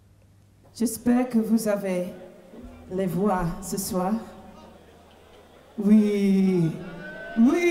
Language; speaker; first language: French; non-native, learner; English